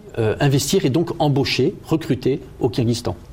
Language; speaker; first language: French; native; French